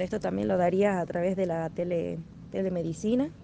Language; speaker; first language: Spanish; native; Spanish